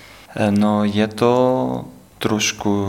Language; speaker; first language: Czech; non-native, learner; Ukrainian